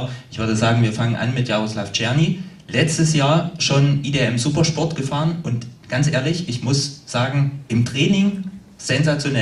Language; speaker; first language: German; native; German